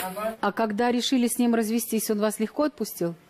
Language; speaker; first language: Russian; native; Russian